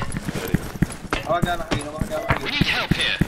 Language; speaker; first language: Spanish; native; Spanish